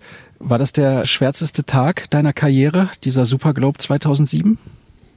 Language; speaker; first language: German; native; German